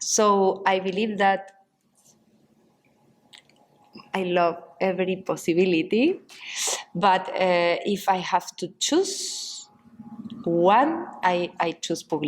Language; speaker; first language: English; non-native, learner; Spanish